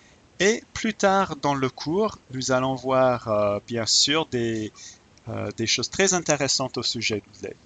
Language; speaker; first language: French; non-native, fluent; English